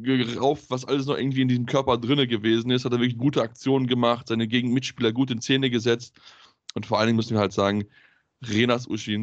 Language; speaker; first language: German; native; German